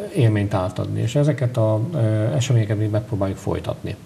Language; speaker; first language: Hungarian; native; Hungarian